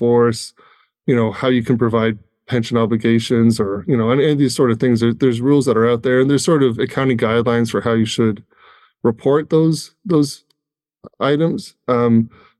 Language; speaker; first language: English; native; English